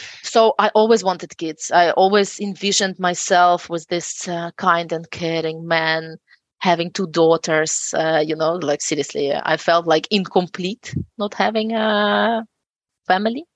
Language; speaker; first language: English; non-native, fluent; Ukrainian